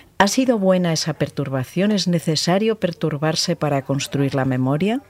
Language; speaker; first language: Spanish; native; Spanish